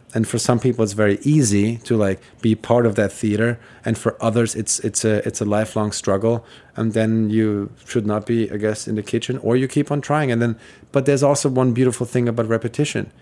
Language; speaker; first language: English; non-native, fluent; German